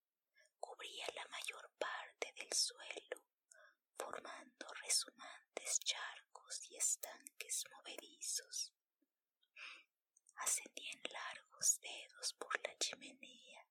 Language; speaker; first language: Spanish; native; Spanish